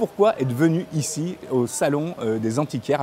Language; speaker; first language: French; native; French